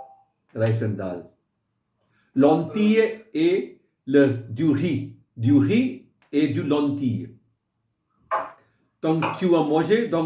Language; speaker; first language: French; non-native, fluent; Hindi